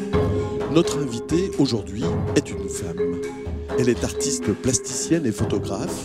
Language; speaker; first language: French; native; French